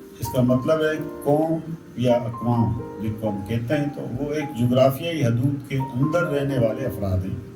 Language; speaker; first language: Urdu; non-native, local second language; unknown